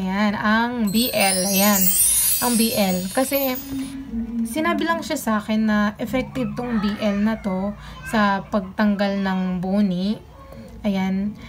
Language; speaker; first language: Filipino; non-native, local second language; Pampanga